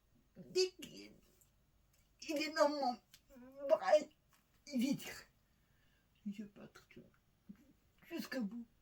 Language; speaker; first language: French; non-native, learner; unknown